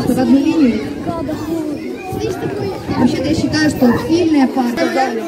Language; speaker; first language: Russian; native; Russian